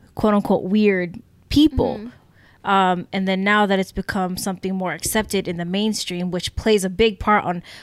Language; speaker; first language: English; native; English